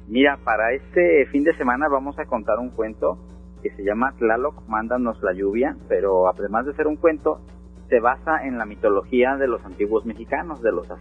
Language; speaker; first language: Spanish; native; Spanish